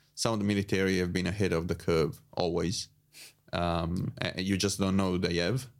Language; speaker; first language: English; non-native, fluent; Italian